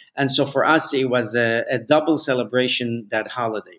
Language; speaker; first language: English; non-native, fluent; Arabic